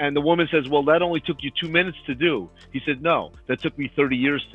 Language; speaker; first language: English; native; English